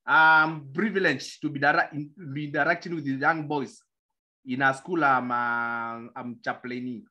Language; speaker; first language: English; non-native, local second language; Kamba